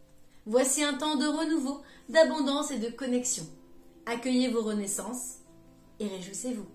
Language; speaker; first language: French; native; French